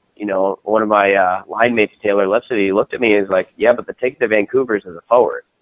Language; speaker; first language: English; native; English